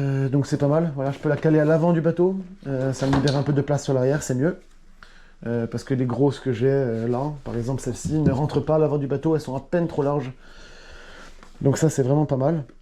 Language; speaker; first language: French; native; French